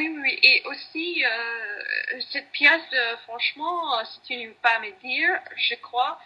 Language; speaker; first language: French; non-native, learner; English